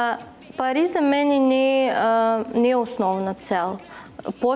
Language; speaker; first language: Bulgarian; non-native, learner; Russian